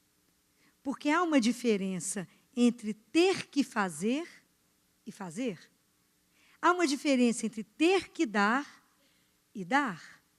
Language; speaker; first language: Portuguese; native; Portuguese